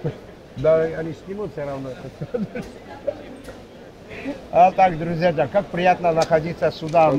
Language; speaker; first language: Russian; non-native, fluent; Armenian